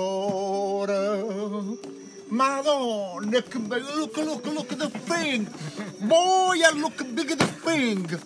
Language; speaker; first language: English; non-native, learner; Italian